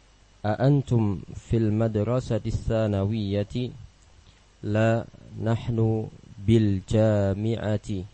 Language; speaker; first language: Arabic; non-native, fluent; Indonesian